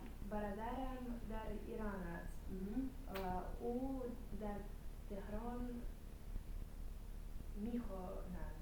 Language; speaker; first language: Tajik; non-native, learner; Russian